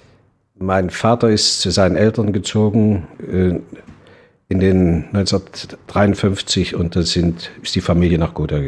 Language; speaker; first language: German; native; German